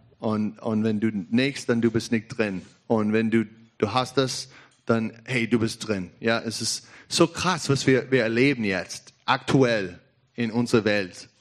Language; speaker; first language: German; non-native, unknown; English